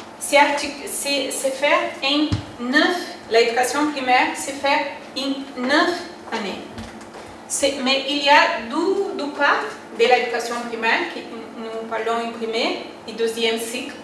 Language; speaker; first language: French; non-native, learner; Portuguese